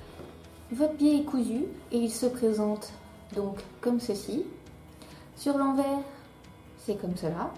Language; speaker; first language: French; native; French